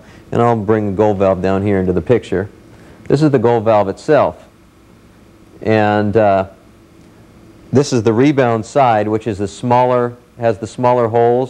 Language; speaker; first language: English; native; English